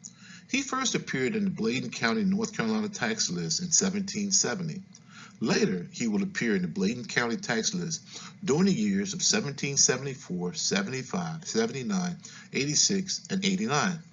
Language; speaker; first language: English; native; English